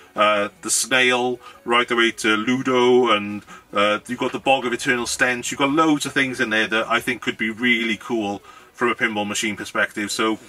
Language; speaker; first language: English; native; English